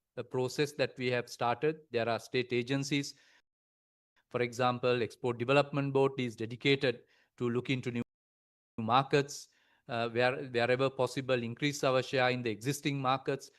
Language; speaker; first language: English; non-native, local second language; Sinhala